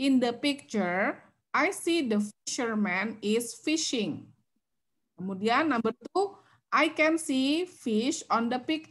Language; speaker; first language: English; non-native, fluent; Indonesian